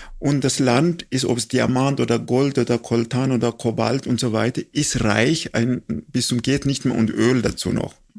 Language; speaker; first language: German; non-native, fluent; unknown